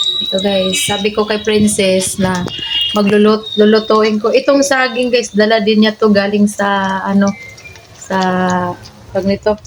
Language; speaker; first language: Filipino; non-native, local second language; Cebuano